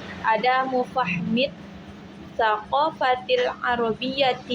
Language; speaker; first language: Arabic; non-native, learner; Indonesian